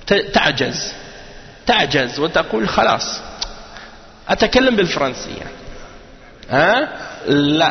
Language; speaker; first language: Arabic; non-native, fluent; French